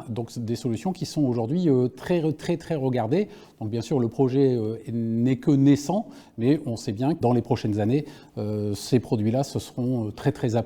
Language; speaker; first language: French; native; French